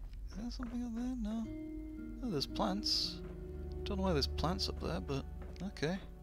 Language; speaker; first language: English; native; English